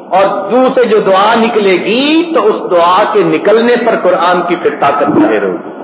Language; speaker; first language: Urdu; non-native, local second language; Punjabi